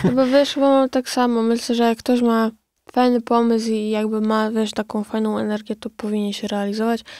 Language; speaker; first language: Polish; early bilingual, other home language; Romany